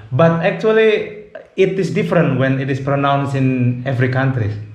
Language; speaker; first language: English; non-native, learner; Indonesian